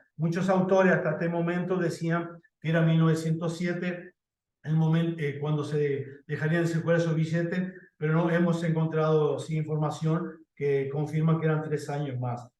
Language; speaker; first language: Spanish; native; Spanish